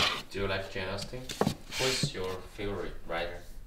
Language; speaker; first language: English; non-native, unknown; Chinese